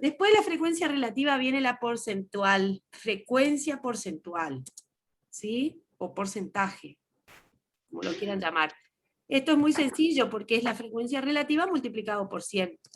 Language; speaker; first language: Spanish; native; Spanish